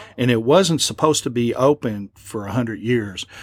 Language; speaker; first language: English; native; English